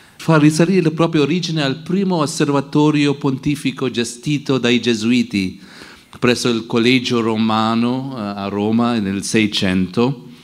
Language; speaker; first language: Italian; non-native, fluent; English